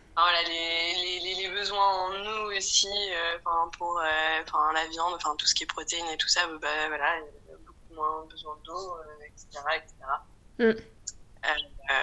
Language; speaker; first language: French; native; French